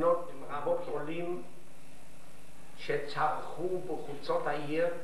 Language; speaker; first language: Hebrew; non-native, fluent; Yiddish